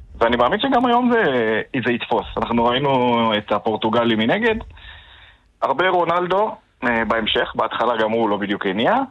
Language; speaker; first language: Hebrew; native; Hebrew